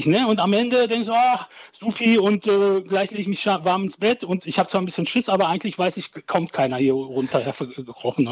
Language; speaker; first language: German; early bilingual, other home language; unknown